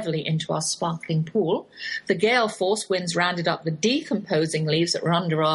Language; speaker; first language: English; native; English